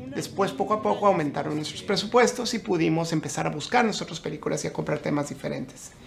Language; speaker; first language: Spanish; native; Spanish